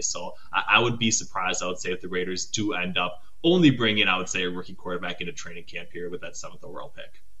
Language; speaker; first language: English; native; English